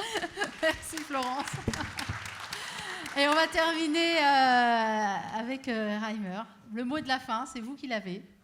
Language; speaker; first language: French; native; French